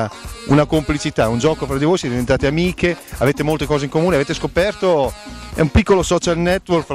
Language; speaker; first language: Italian; native; Italian